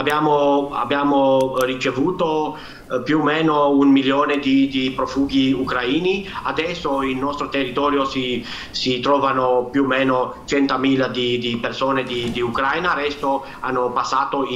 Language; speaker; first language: Italian; non-native, fluent; Romanian